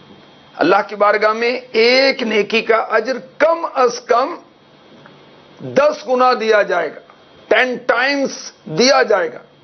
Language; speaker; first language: Urdu; native; Urdu